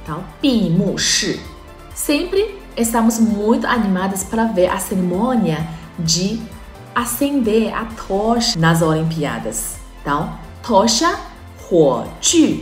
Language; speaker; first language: Portuguese; non-native, fluent; Chinese